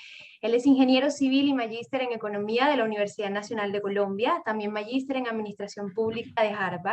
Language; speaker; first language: Spanish; native; Spanish